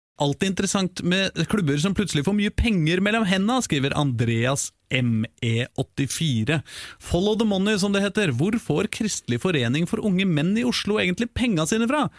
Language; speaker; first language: Norwegian; native; Norwegian